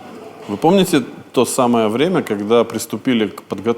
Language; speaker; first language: Russian; native; Russian